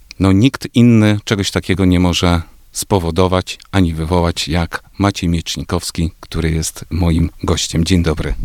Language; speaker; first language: Polish; native; Polish